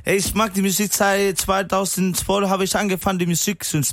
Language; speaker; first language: German; non-native, learner; Spanish